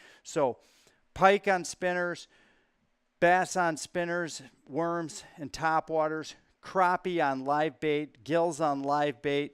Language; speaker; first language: English; native; English